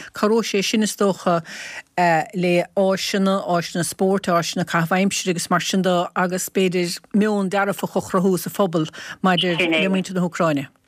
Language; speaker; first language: Irish; native; Irish